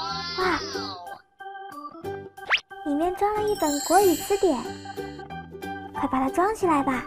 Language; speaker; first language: Chinese; native; Chinese